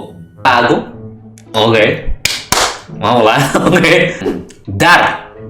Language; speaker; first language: Portuguese; non-native, learner; Indonesian